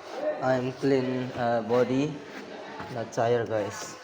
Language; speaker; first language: English; non-native, learner; Indonesian